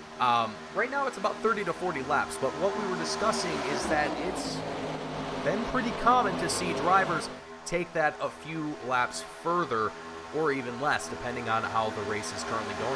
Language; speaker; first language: English; native; English